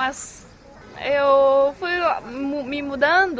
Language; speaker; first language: Portuguese; non-native, fluent; Chinese